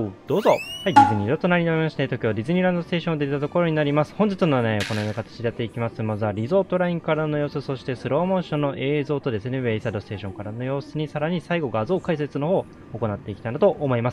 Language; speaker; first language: Japanese; native; Japanese